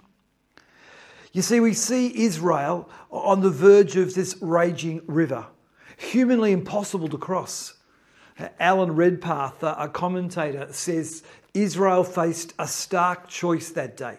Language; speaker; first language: English; native; English